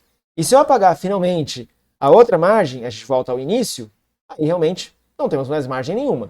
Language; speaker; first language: Portuguese; native; Portuguese